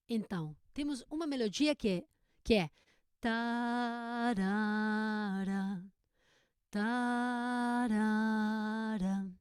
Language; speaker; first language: Portuguese; non-native, learner; Spanish